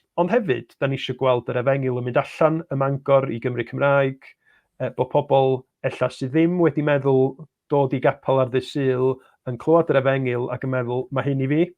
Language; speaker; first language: Welsh; native; Welsh